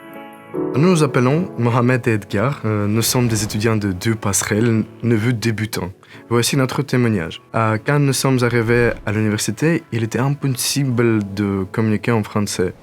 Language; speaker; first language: French; non-native, learner; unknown